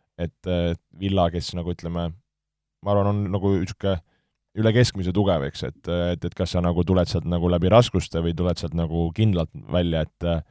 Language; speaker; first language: Estonian; native; Estonian